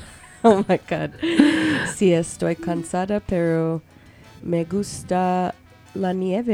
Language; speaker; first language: Spanish; non-native, learner; English